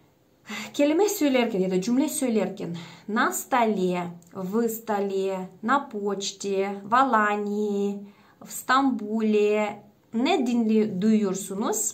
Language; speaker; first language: Turkish; non-native, fluent; Russian